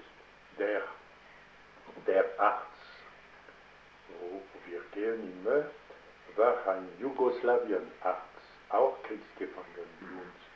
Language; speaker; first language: German; non-native, learner; French